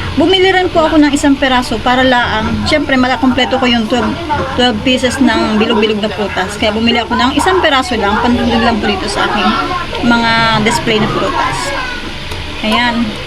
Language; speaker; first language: Filipino; non-native, local second language; Bikol